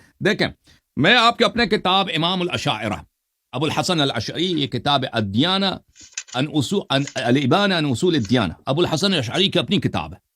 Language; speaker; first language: Urdu; non-native, fluent; Persian